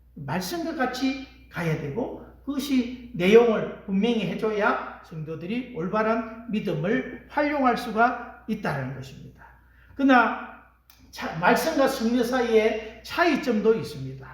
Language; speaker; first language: Korean; native; Korean